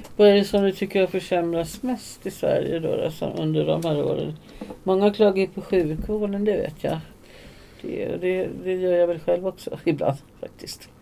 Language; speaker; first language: Swedish; native; Swedish